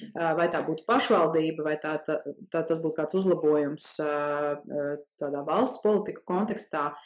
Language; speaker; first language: Latvian; native; Latvian